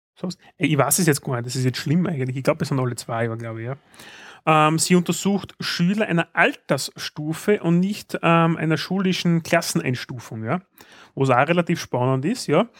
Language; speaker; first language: German; native; German